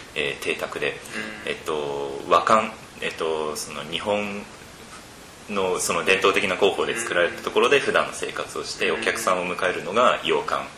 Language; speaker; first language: Japanese; native; Japanese